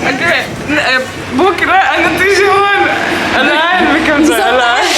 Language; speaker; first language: Arabic; non-native, learner; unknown